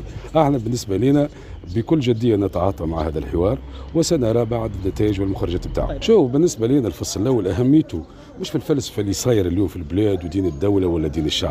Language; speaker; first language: Arabic; native; Arabic